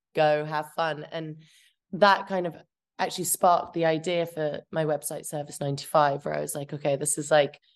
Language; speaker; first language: English; early bilingual, other home language; Albanian